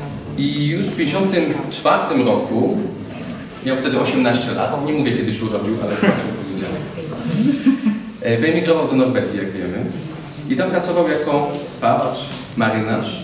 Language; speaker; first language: Polish; native; Polish